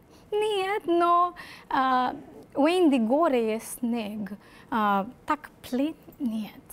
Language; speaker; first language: Russian; non-native, learner; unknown